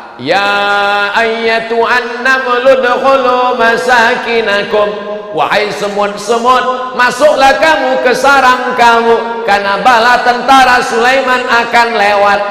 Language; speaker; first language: Indonesian; native; Indonesian